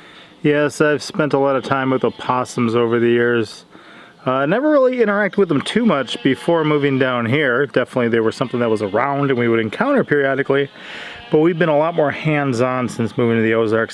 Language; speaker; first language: English; native; English